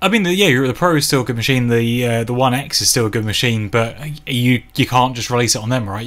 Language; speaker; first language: English; native; English